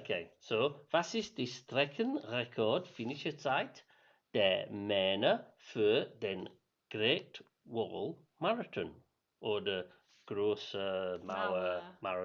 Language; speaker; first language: German; non-native, learner; English